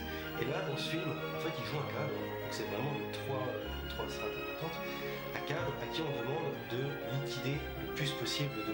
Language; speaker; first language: French; native; French